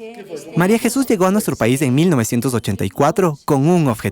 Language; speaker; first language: Spanish; native; Spanish